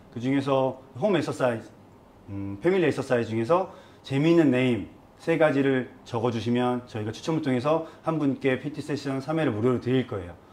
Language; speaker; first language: Korean; native; Korean